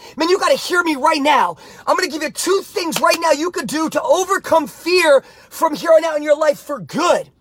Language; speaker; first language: English; native; English